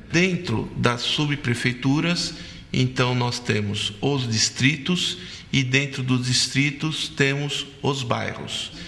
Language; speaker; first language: Portuguese; native; Portuguese